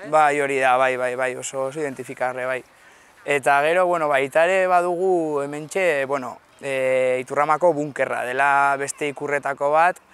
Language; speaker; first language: Basque; native; Basque